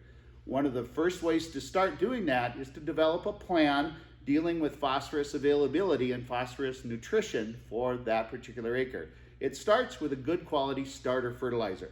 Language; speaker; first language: English; native; English